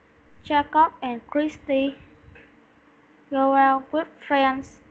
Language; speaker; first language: English; non-native, learner; Vietnamese